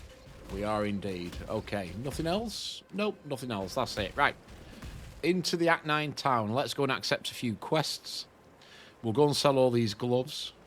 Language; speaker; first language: English; native; English